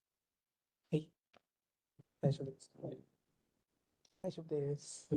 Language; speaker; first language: Japanese; non-native, fluent; English